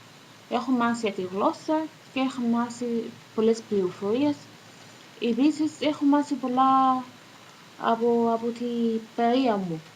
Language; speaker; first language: Greek; non-native, learner; Arabic